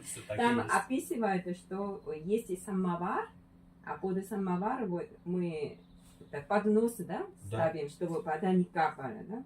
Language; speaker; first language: Russian; non-native, fluent; Korean